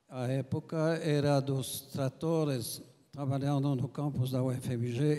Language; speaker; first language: Portuguese; non-native, fluent; French